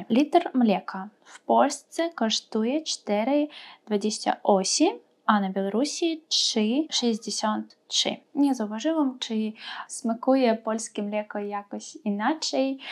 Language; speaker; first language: Polish; non-native, fluent; Russian